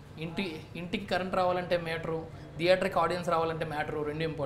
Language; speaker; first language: Telugu; native; Telugu